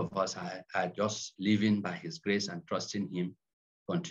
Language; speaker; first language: English; non-native, local second language; Hausa